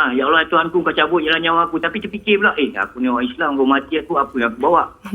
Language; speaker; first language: Malay; native; Malay